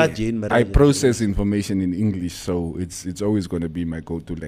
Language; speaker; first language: English; non-native, local second language; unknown